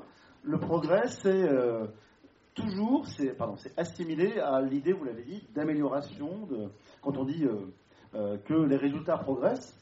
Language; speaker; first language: French; native; French